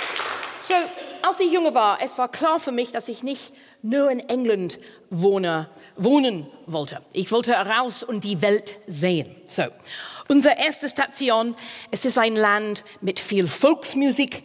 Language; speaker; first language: German; non-native, learner; English